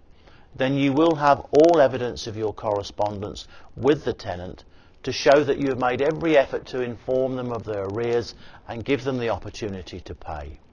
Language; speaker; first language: English; native; English